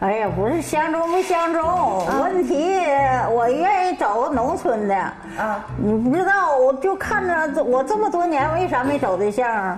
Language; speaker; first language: Chinese; native; Chinese